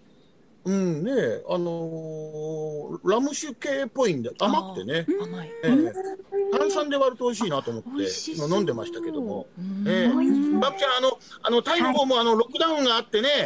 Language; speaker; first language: Japanese; native; Japanese